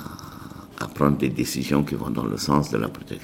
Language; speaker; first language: French; non-native, local second language; Arabic